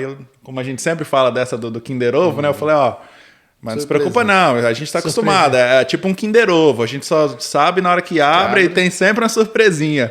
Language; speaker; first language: Portuguese; native; Portuguese